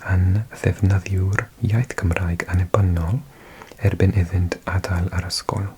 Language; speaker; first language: Welsh; non-native, learner; English